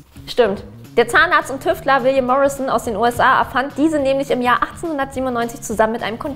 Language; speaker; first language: German; native; German